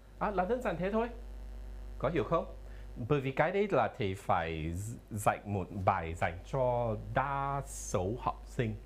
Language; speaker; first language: Vietnamese; non-native, fluent; English